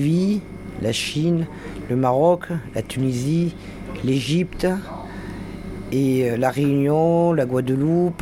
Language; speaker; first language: French; native; French